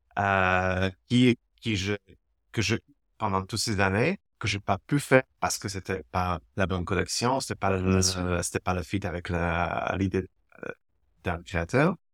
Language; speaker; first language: French; non-native, fluent; Slovak